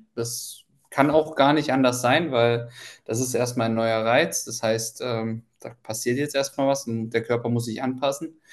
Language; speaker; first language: German; early bilingual, other home language; Ukrainian